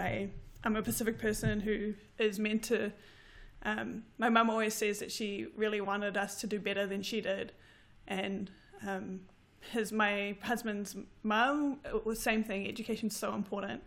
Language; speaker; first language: English; native; English